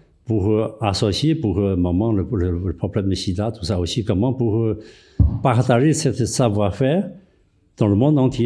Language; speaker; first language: French; non-native, fluent; Chinese